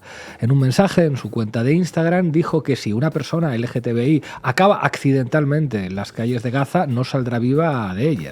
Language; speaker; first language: Spanish; native; Spanish